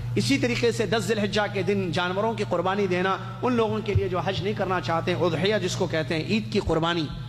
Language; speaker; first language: Urdu; native; Urdu